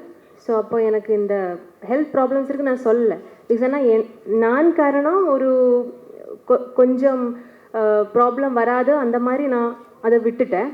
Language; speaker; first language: Tamil; non-native, learner; Malayalam